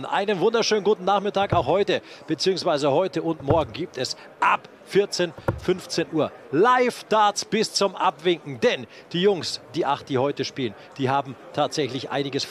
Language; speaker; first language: German; native; German